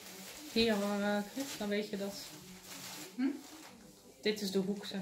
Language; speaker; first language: Dutch; native; Dutch